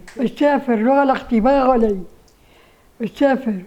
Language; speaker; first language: Hebrew; non-native, learner; Arabic